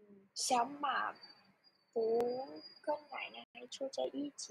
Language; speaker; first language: Chinese; non-native, learner; Vietnamese